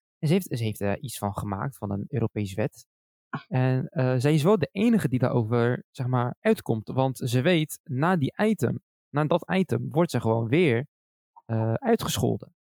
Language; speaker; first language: Dutch; early bilingual, other home language; Arabic